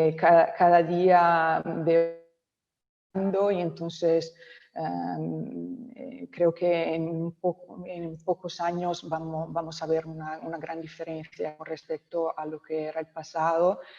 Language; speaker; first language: Spanish; non-native, local second language; Italian